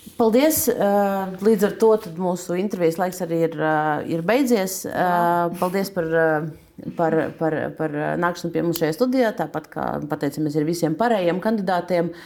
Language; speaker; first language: Latvian; non-native, local second language; Russian